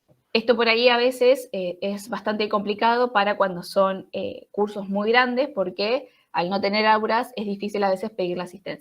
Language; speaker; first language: Spanish; native; Spanish